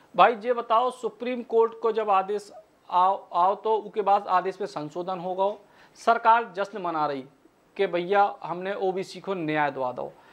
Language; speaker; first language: Hindi; native; Hindi